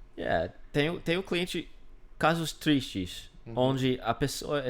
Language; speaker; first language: Portuguese; non-native, fluent; English